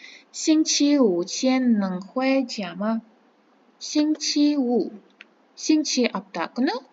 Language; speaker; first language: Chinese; non-native, fluent; Kazakh